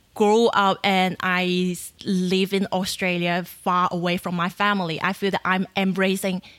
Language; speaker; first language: English; non-native, fluent; Chinese